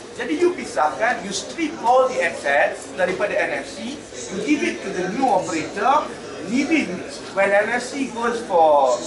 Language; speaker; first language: English; non-native, local second language; Malay